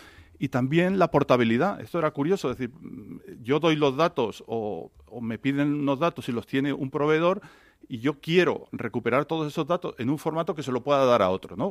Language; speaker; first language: Spanish; native; Spanish